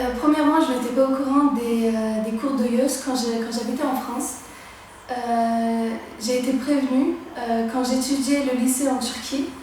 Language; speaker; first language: French; early bilingual, other home language; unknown